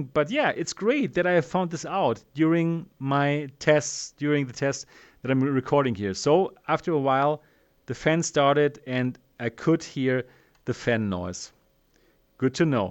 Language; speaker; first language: English; non-native, fluent; German